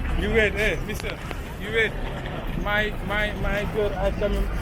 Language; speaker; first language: English; non-native, learner; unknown